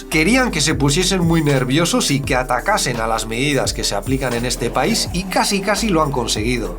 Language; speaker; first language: Spanish; native; Spanish